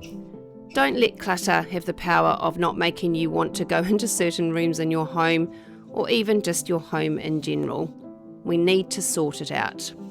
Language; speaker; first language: English; native; English